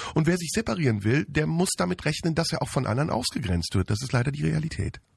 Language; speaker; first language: German; early bilingual, other home language; Turkish